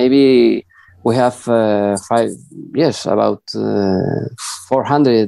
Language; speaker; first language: English; non-native, learner; Spanish